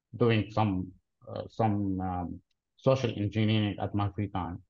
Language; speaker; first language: English; non-native, fluent; Arabic